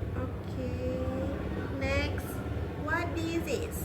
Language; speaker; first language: English; non-native, learner; Indonesian